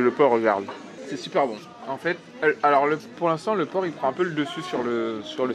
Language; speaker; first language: French; native; French